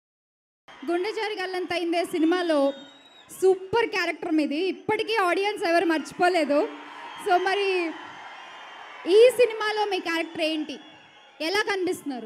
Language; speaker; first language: Telugu; native; Telugu